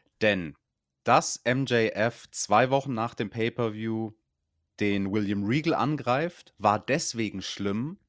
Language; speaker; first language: German; native; German